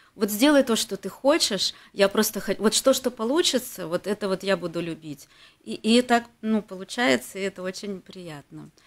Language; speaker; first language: Russian; native; Russian